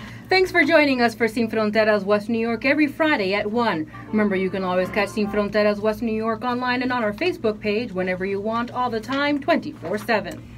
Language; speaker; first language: English; early bilingual, other home language; Spanish